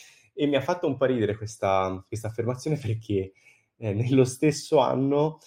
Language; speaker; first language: Italian; native; Italian